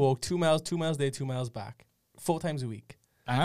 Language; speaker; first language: English; native; English